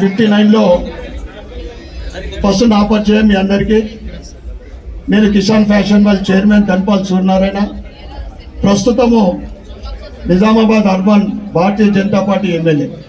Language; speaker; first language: Telugu; native; Telugu